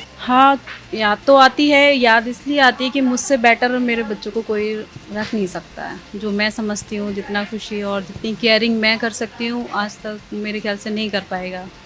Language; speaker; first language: Hindi; native; Hindi